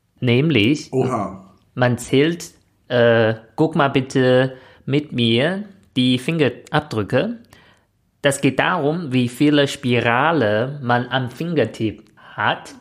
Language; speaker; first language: German; non-native, fluent; Chinese